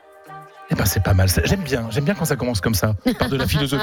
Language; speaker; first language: French; native; French